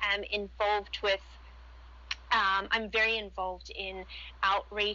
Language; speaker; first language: English; native; English